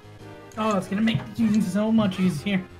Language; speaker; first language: English; native; English